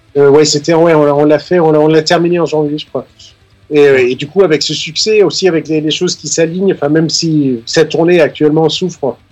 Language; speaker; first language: French; non-native, fluent; Danish